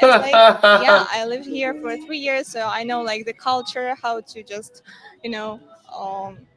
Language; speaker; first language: English; non-native, learner; Ukrainian